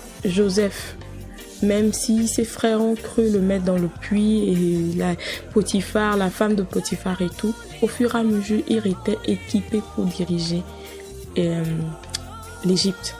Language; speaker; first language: French; non-native, local second language; Ewe